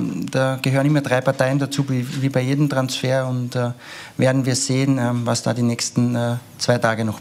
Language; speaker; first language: German; native; German